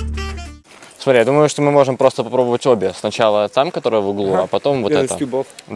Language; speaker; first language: Russian; native; Russian